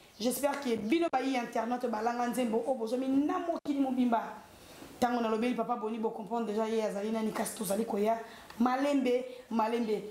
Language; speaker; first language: Lingala; native; Lingala